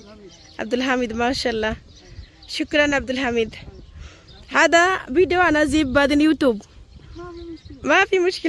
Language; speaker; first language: Arabic; non-native, learner; Bangla